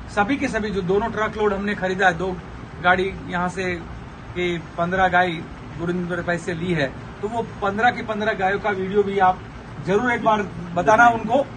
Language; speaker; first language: Hindi; non-native, local second language; Gujarati